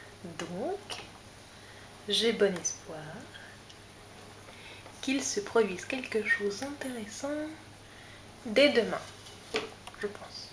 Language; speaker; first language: French; native; French